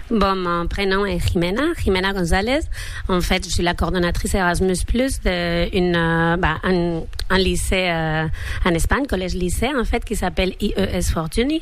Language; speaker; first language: French; non-native, fluent; Spanish